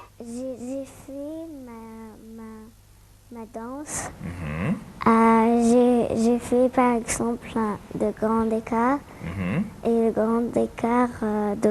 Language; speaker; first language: French; non-native, learner; Arabic